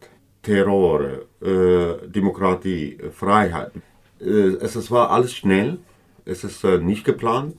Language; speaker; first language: German; non-native, fluent; Kurdish